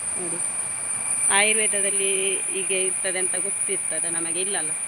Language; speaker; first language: Kannada; non-native, local second language; Tulu